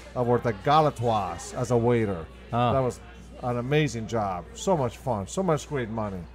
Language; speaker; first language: English; early bilingual, other home language; Spanish